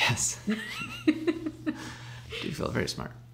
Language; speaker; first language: English; native; English